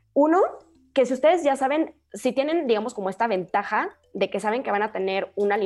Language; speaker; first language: Spanish; native; Spanish